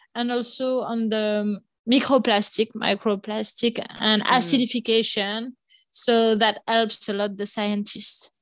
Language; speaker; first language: English; non-native, fluent; French